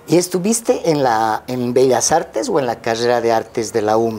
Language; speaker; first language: Spanish; native; Spanish